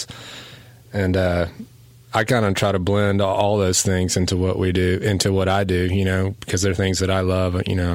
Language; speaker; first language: English; native; English